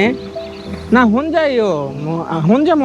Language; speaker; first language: Korean; non-native, learner; Bangla